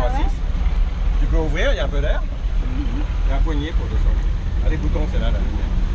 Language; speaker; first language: French; native; French